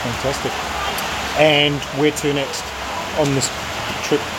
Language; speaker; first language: English; native; English